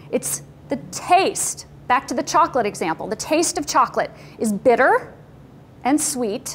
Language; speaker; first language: English; native; English